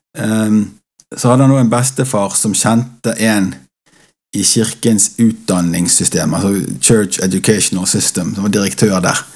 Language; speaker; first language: Norwegian; native; Norwegian